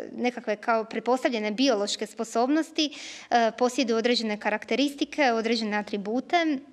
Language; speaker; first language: Croatian; native; Croatian